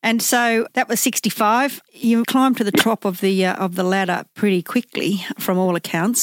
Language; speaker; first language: English; native; English